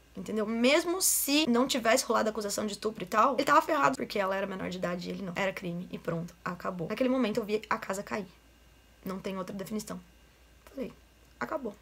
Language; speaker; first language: Portuguese; native; Portuguese